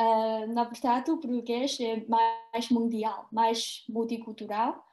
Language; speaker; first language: Portuguese; non-native, fluent; Chinese